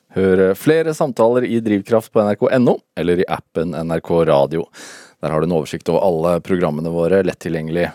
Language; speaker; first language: Norwegian; native; Norwegian